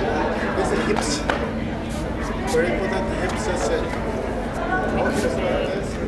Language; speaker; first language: English; non-native, learner; Spanish